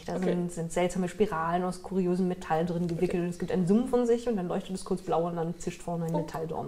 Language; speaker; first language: German; native; German